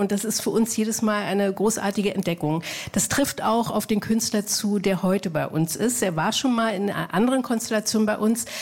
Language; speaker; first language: German; native; German